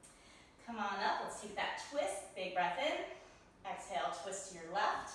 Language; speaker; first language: English; native; English